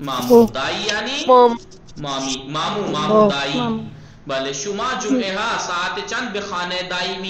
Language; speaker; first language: Persian; non-native, fluent; Urdu